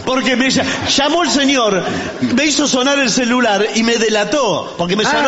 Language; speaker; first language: Spanish; native; Spanish